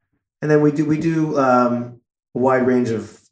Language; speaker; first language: English; native; English